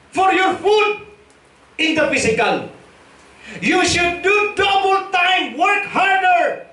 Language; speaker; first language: English; non-native, local second language; Filipino